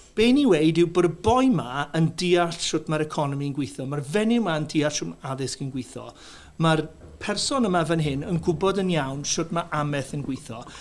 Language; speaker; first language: Welsh; native; Welsh